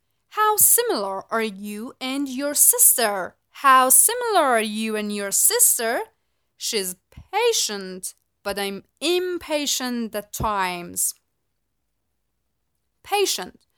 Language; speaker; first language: English; non-native, fluent; Persian